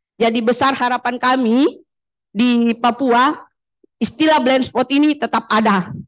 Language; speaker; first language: Indonesian; native; Indonesian